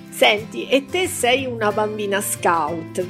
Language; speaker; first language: Italian; native; Italian